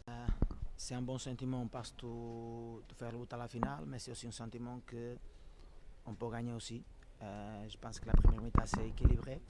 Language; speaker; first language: French; non-native, learner; Portuguese